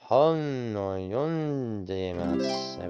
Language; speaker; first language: Japanese; non-native, learner; English